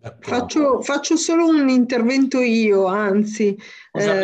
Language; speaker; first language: Italian; native; Italian